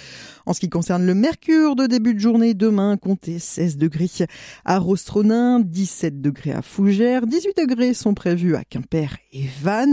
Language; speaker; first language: French; native; French